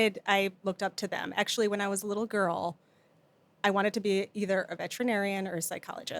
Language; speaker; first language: English; native; English